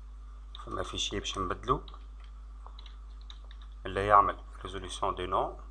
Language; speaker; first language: Arabic; native; Arabic